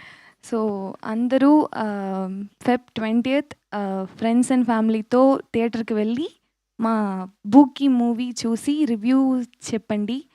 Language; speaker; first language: Telugu; non-native, learner; Tamil